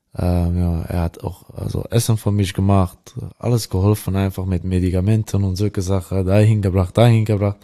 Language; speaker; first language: German; non-native, learner; Dutch